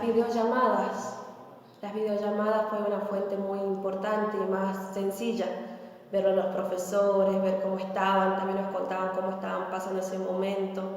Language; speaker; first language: Spanish; native; Spanish